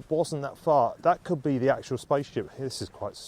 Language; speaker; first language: English; native; English